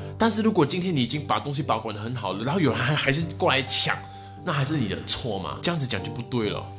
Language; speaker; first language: Chinese; native; Chinese